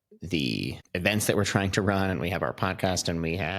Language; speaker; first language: English; native; English